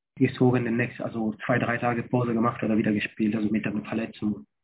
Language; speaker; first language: German; non-native, fluent; French